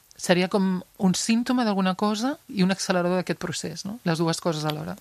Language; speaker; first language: Catalan; native; Catalan